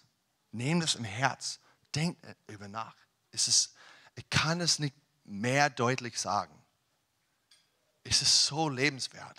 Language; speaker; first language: German; non-native, learner; English